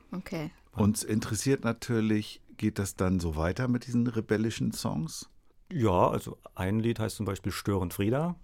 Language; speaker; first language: German; native; German